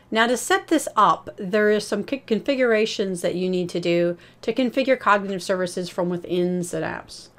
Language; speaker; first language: English; native; English